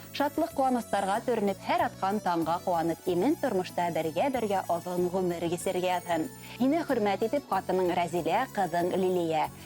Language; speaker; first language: Tatar; non-native, local second language; Bashkir